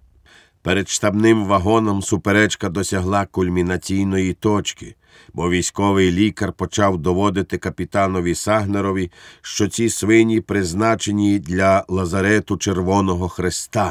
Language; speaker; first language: Ukrainian; native; Ukrainian